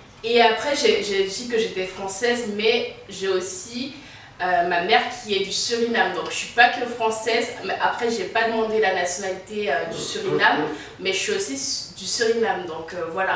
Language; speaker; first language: French; native; French